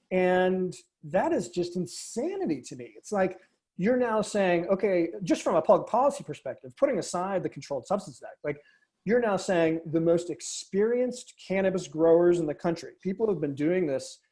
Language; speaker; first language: English; native; English